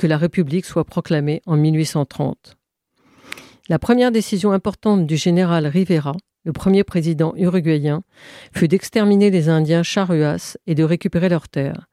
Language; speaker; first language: French; native; French